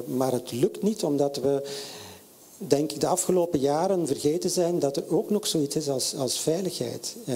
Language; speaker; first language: Dutch; native; Dutch